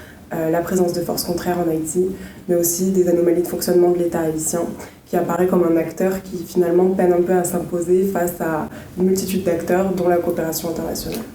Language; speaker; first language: French; native; French